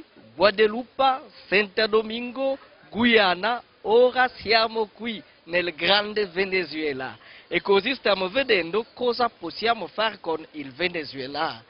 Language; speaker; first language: Italian; non-native, fluent; Kongo